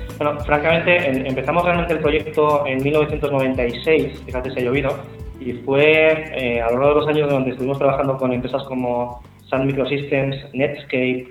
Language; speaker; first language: Spanish; native; Spanish